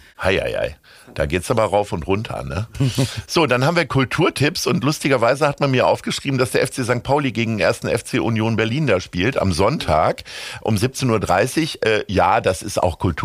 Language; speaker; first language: German; native; German